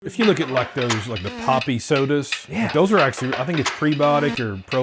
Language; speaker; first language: English; native; English